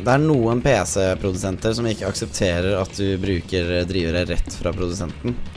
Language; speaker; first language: Norwegian; native; Norwegian